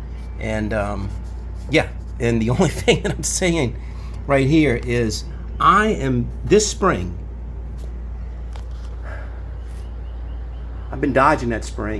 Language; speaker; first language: English; native; English